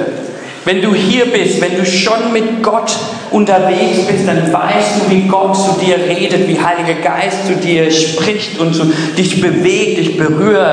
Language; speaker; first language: German; non-native, fluent; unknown